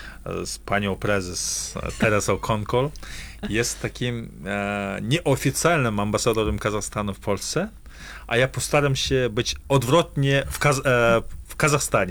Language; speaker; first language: Polish; non-native, fluent; Kazakh